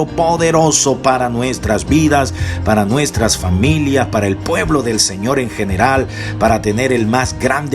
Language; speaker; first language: Spanish; native; Spanish